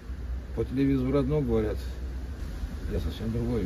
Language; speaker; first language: Russian; native; Russian